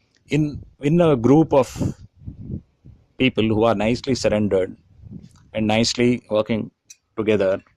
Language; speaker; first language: English; non-native, local second language; Tamil